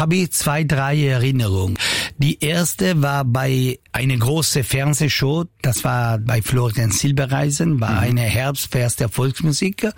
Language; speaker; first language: German; non-native, local second language; Italian